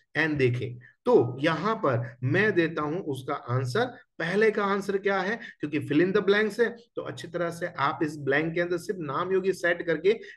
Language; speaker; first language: Hindi; non-native, local second language; Gujarati